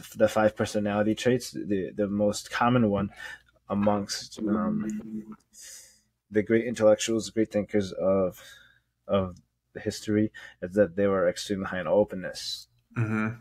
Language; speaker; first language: English; native; English